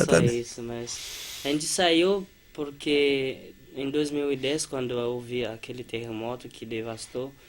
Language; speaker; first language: Portuguese; non-native, fluent; Haitian Creole